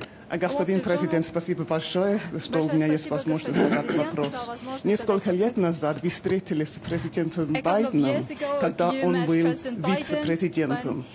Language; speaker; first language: Russian; non-native, fluent; English